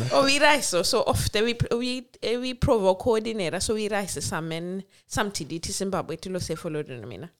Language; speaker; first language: Norwegian; non-native, fluent; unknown